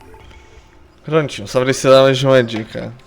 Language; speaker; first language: Portuguese; native; Portuguese